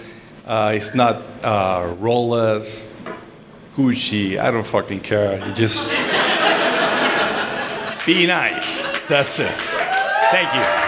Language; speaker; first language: English; non-native, fluent; Spanish